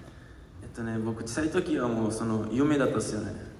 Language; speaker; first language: Japanese; non-native, learner; Portuguese